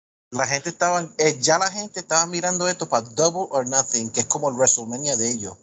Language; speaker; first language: Spanish; early bilingual, heritage; Spanish